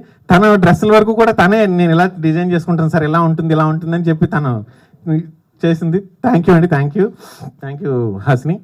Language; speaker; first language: Telugu; native; Telugu